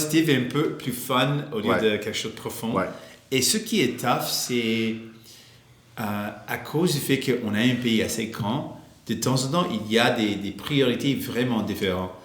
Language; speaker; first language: French; non-native, local second language; English